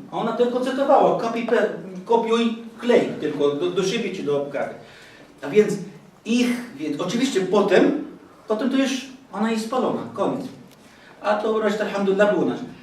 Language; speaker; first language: Polish; non-native, fluent; Arabic